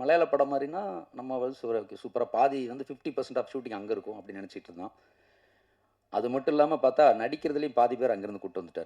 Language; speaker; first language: Tamil; native; Tamil